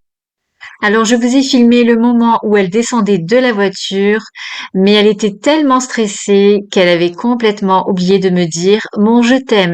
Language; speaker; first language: French; native; French